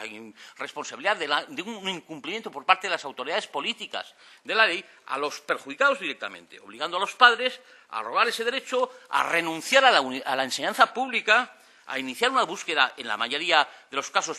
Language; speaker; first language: Spanish; native; Spanish